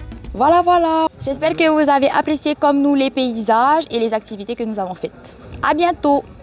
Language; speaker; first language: French; native; French